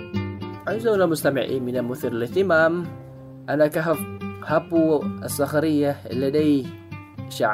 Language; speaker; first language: Arabic; non-native, fluent; Indonesian